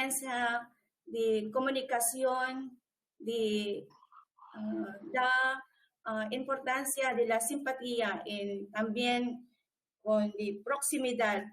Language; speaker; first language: Spanish; non-native, learner; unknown